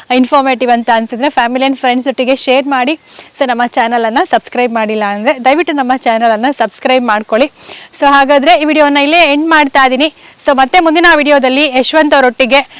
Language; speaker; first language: Kannada; native; Kannada